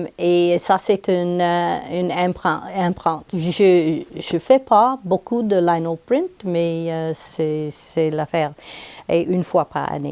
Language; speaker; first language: French; non-native, local second language; English